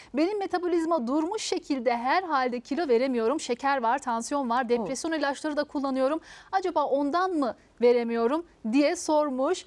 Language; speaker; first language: Turkish; native; Turkish